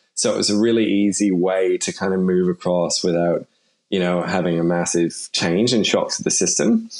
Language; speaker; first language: English; native; English